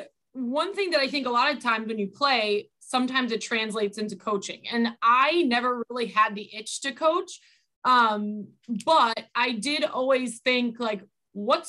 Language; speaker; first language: English; native; English